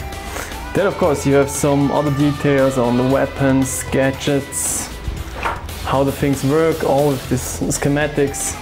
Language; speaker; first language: English; non-native, fluent; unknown